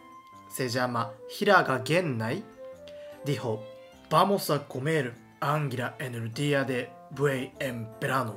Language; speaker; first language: Spanish; non-native, learner; Japanese